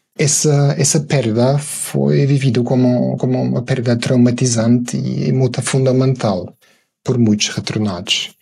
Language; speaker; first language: Portuguese; non-native, fluent; German